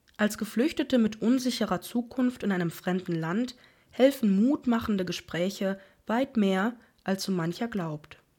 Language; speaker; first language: German; native; German